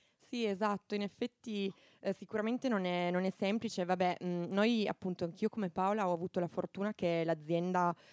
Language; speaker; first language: Italian; native; Italian